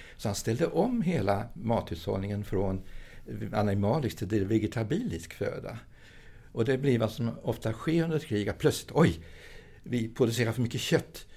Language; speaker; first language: Swedish; early bilingual, other home language; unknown